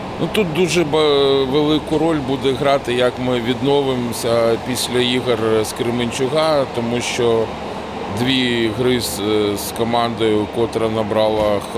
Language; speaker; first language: Ukrainian; non-native, local second language; Russian